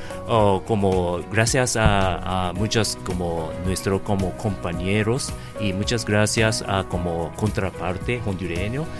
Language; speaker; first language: Spanish; non-native, learner; Japanese